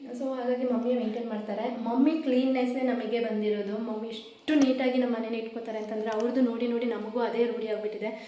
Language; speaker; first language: Kannada; non-native, local second language; Kodava